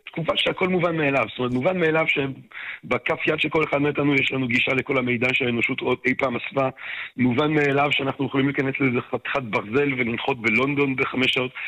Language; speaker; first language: Hebrew; non-native, fluent; French